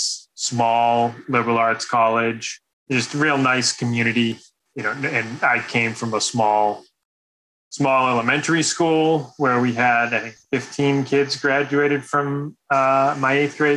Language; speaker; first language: English; native; English